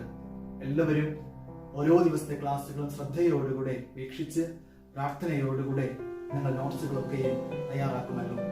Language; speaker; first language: Malayalam; native; Malayalam